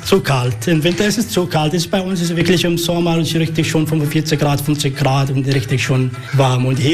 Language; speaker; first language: German; non-native, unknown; Arabic